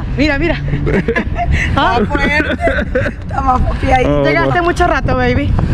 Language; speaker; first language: Spanish; native; Spanish